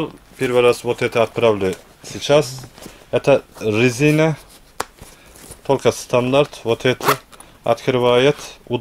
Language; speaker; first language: Russian; non-native, learner; Turkish